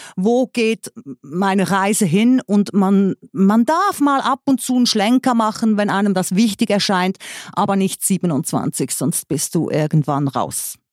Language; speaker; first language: German; native; German